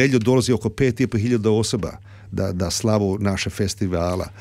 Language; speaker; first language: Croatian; early bilingual, heritage; Serbian